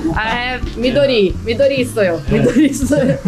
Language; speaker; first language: Portuguese; native; Portuguese